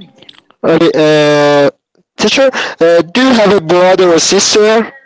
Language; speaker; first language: English; non-native, learner; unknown